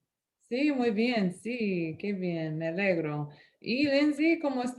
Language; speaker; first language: Spanish; non-native, fluent; English